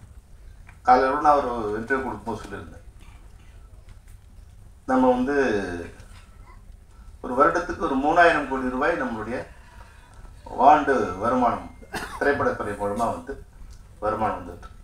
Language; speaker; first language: Tamil; native; Tamil